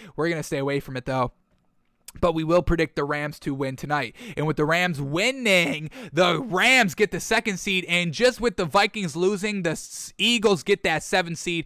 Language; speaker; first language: English; native; English